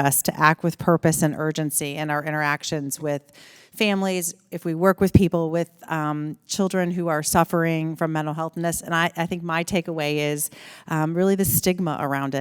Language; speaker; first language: English; native; English